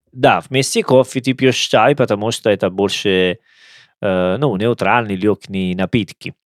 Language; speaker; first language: Russian; non-native, learner; Italian